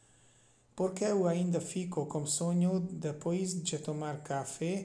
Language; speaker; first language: Portuguese; non-native, learner; Hungarian